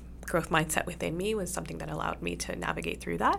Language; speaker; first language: English; native; English